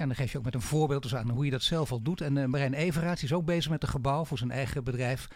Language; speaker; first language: Dutch; native; Dutch